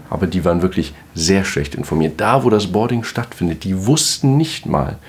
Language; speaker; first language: German; native; German